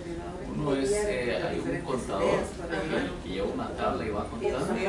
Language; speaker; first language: Spanish; native; Spanish